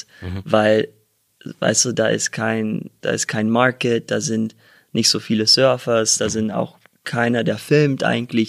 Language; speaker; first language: German; early bilingual, heritage; German